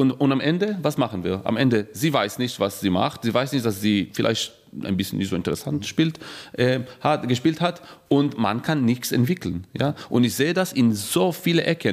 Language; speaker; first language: German; non-native, fluent; Hebrew